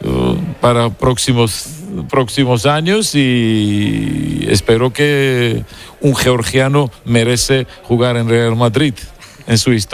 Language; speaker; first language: Spanish; non-native, fluent; Georgian